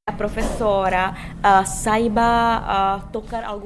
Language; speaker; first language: Spanish; non-native, fluent; Czech